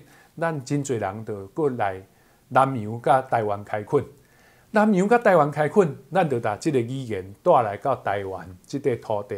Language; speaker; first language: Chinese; non-native, local second language; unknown